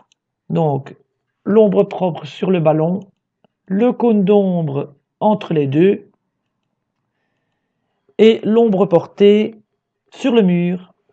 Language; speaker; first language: French; native; French